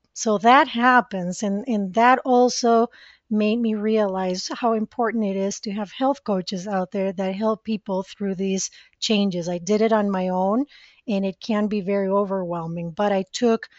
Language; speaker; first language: English; non-native, fluent; Spanish